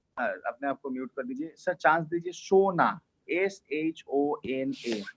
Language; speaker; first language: Hindi; non-native, local second language; Bangla